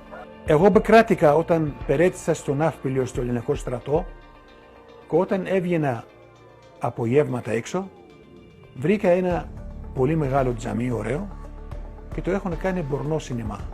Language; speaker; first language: Greek; non-native, local second language; Turkish